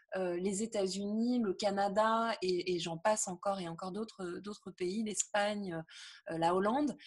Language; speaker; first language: French; native; French